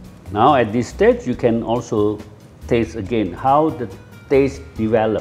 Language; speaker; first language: English; non-native, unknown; Indonesian